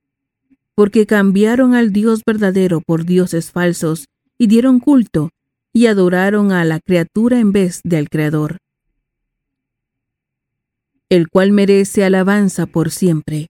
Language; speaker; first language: Spanish; native; Spanish